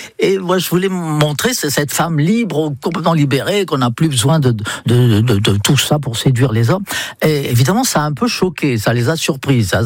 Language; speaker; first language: French; non-native, fluent; English